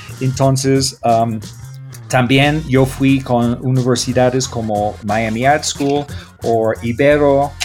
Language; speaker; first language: Spanish; non-native, fluent; English